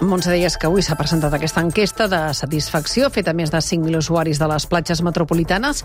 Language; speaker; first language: Catalan; native; Catalan